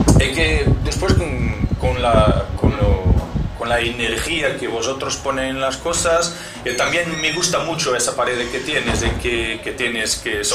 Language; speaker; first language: Spanish; non-native, learner; Portuguese